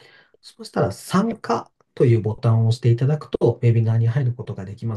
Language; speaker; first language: Japanese; native; Japanese